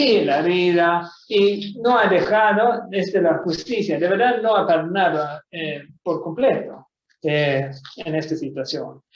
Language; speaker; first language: Spanish; non-native, fluent; Swedish